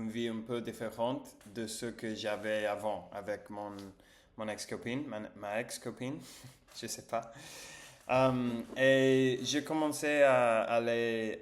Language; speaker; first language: French; non-native, learner; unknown